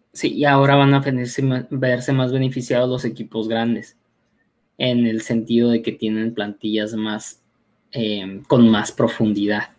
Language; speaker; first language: Spanish; native; Spanish